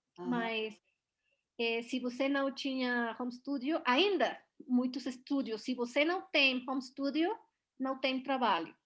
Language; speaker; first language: Portuguese; non-native, learner; Spanish